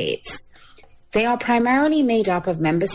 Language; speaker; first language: English; native; English